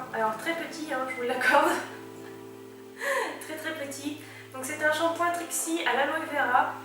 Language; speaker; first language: French; native; French